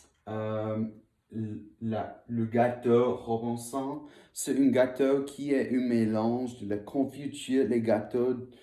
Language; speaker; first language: French; non-native, learner; English